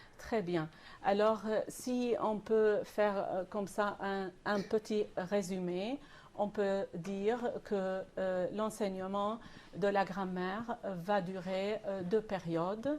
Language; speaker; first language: French; non-native, fluent; Arabic